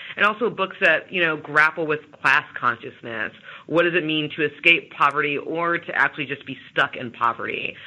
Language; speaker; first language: English; native; English